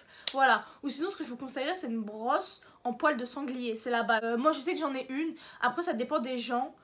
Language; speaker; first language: French; native; French